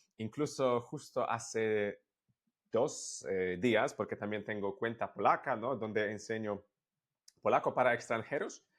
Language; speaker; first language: Spanish; non-native, fluent; Polish